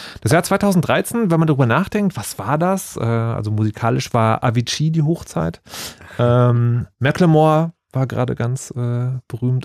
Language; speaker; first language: German; native; German